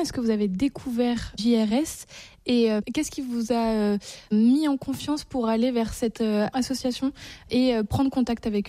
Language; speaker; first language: French; native; French